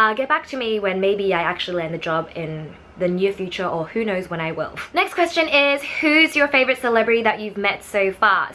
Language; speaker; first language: English; early bilingual, other home language; Chinese